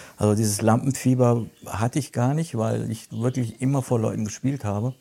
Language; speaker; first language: German; early bilingual, other home language; Italian